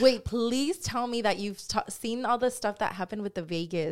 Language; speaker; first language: English; early bilingual, other home language; Spanish